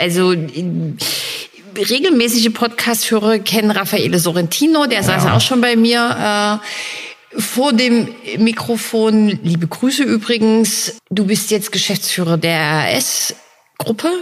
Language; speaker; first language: German; native; German